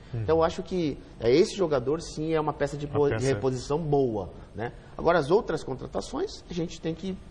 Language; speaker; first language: Portuguese; native; Portuguese